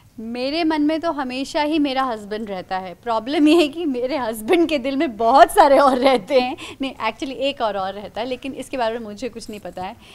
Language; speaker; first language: Hindi; native; Hindi